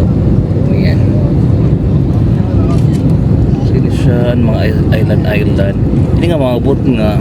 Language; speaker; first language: Filipino; non-native, local second language; Waray